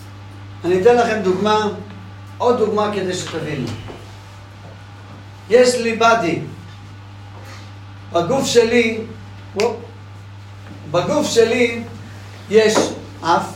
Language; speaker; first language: Hebrew; non-native, fluent; English